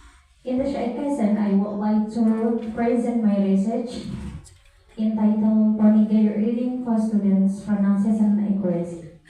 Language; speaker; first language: English; non-native, learner; Indonesian